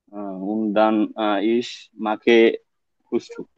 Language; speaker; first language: German; non-native, learner; Bangla